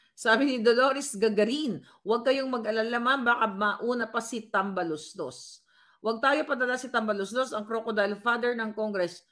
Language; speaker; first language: Filipino; non-native, local second language; Cebuano